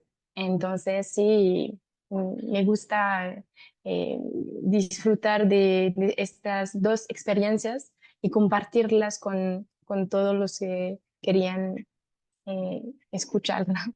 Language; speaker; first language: Spanish; non-native, fluent; French